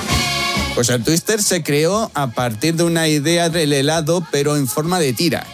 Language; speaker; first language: Spanish; native; Spanish